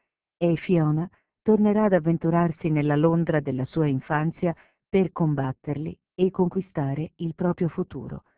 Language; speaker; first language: Italian; native; Italian